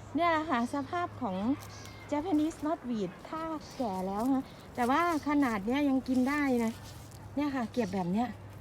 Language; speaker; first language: Thai; native; Thai